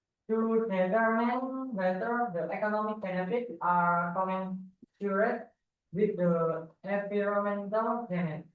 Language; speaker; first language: English; non-native, learner; Indonesian